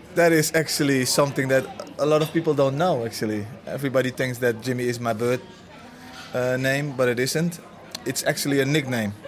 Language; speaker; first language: English; early bilingual, other home language; Dutch